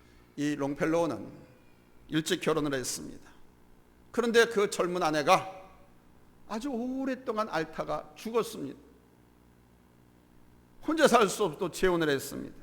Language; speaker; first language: Korean; native; Korean